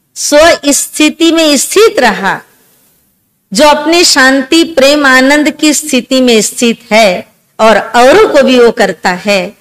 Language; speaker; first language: Hindi; native; Hindi